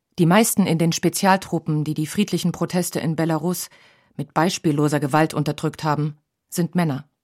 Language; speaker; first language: German; native; German